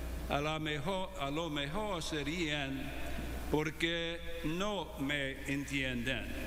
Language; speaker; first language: Spanish; non-native, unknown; English